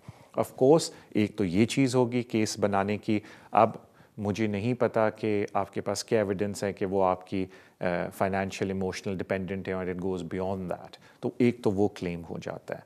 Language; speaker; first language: Urdu; native; Urdu